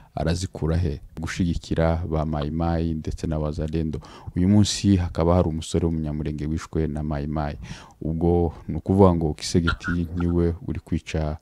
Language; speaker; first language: Kinyarwanda; native; Kinyarwanda